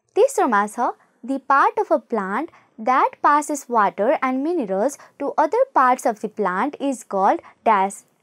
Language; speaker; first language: English; non-native, local second language; Nepali